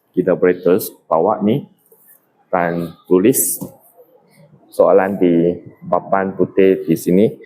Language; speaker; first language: Malay; non-native, local second language; Chinese